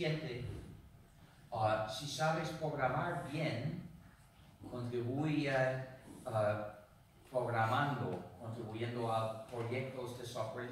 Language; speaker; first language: Spanish; non-native, fluent; English